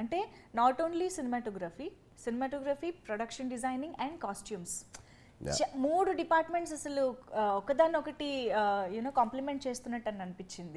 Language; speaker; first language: Telugu; native; Telugu